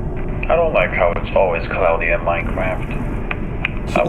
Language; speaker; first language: English; native; English